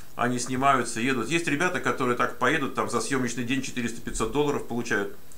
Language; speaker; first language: Russian; native; Russian